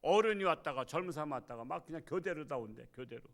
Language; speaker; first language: Korean; native; Korean